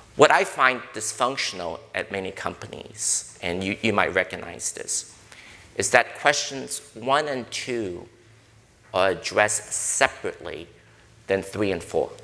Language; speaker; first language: English; native; English